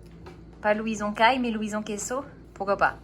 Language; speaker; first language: French; native; French